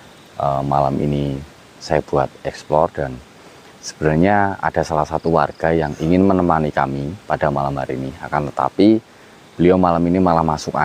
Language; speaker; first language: Indonesian; native; Indonesian